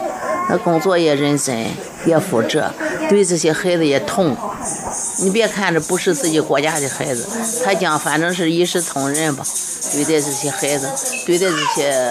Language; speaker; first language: Chinese; native; Chinese